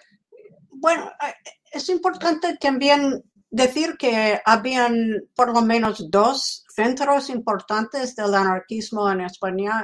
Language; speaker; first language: Spanish; non-native, fluent; English